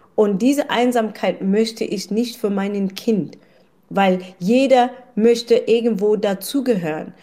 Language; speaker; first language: German; non-native, fluent; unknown